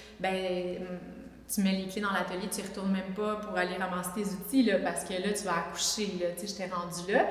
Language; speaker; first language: French; native; French